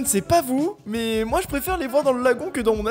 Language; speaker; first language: French; native; French